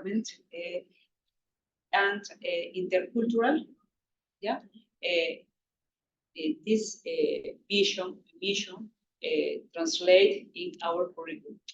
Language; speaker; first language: English; non-native, local second language; Spanish